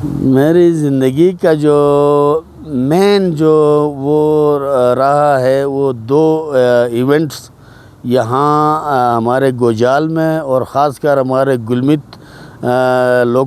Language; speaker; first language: Urdu; non-native, local second language; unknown